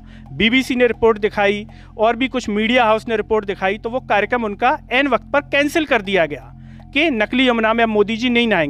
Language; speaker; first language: Hindi; native; Hindi